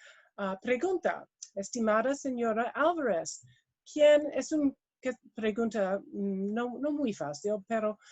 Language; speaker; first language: Spanish; non-native, learner; English